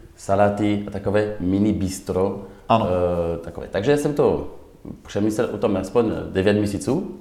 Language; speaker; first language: Czech; non-native, learner; French